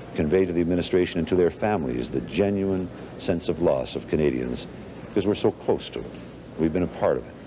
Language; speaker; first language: English; native; English